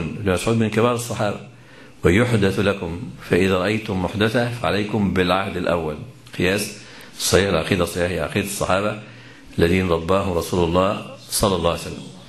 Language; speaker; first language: Arabic; native; Arabic